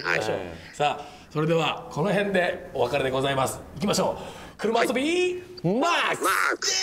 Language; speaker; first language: Japanese; native; Japanese